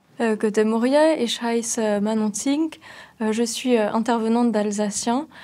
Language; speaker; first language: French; non-native, local second language; Swiss German